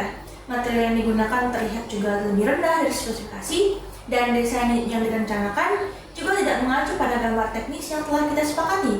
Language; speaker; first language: Indonesian; native; Indonesian